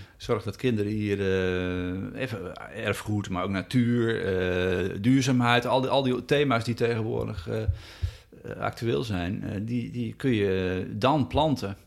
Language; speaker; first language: Dutch; native; Dutch